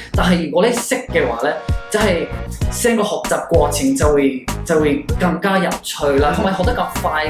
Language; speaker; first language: Cantonese; non-native, fluent; English